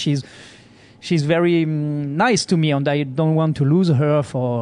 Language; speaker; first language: English; non-native, learner; French